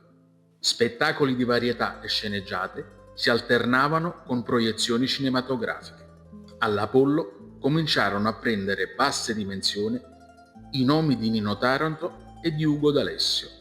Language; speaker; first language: Italian; native; Italian